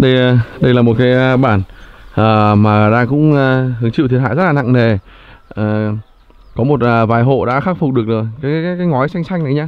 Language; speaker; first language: Vietnamese; native; Vietnamese